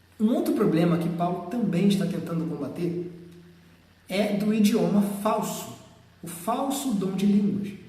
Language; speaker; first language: Portuguese; native; Portuguese